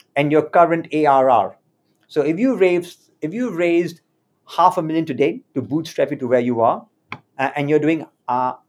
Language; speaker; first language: English; native; English